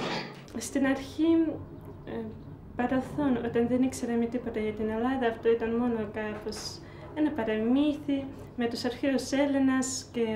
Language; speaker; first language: Greek; non-native, fluent; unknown